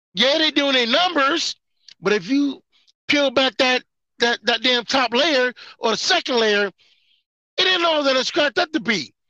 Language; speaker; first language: English; native; English